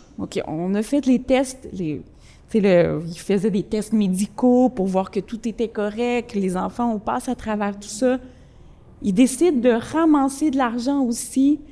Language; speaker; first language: French; early bilingual, other home language; Spanish